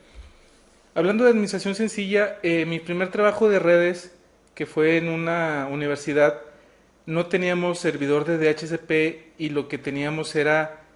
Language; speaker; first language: Spanish; native; Spanish